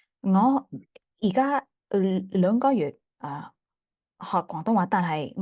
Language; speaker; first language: Cantonese; non-native, learner; English